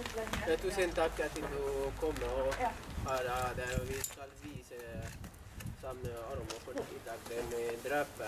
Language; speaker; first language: Norwegian; non-native, learner; Oromo